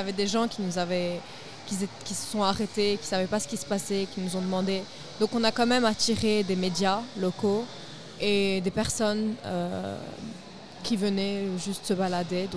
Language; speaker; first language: French; non-native, local second language; Arabic